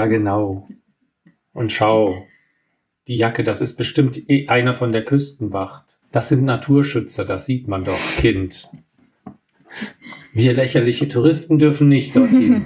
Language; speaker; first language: German; native; German